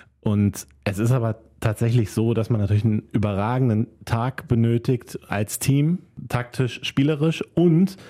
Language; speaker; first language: German; native; German